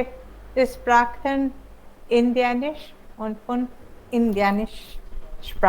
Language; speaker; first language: German; non-native, learner; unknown